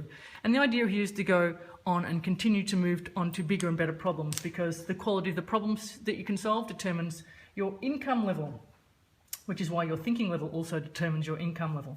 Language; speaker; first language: English; native; English